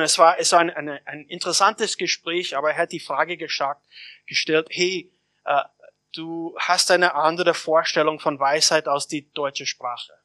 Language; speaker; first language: German; non-native, fluent; English